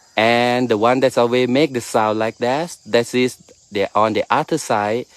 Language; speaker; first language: English; non-native, learner; Thai